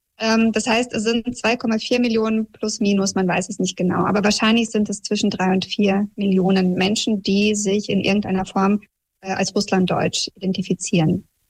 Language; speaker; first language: German; early bilingual, heritage; German